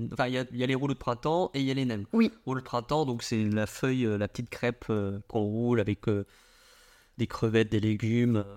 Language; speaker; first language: French; early bilingual, other home language; Vietnamese